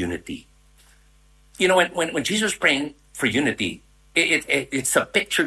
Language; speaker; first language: English; non-native, local second language; Filipino